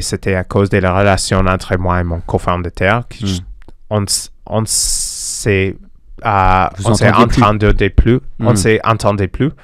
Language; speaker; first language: French; non-native, fluent; English